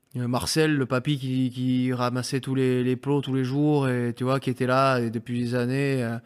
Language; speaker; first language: French; native; French